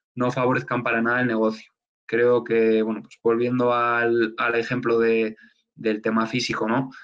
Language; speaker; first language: Spanish; native; Spanish